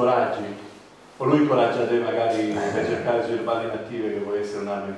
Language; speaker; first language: Italian; native; Italian